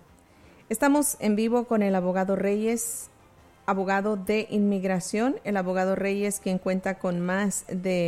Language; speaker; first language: Spanish; native; Spanish